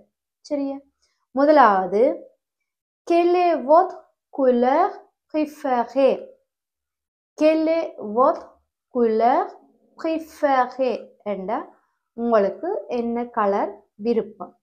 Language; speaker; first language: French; non-native, fluent; Tamil